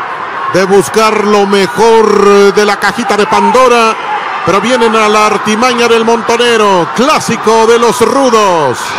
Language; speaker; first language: Spanish; native; Spanish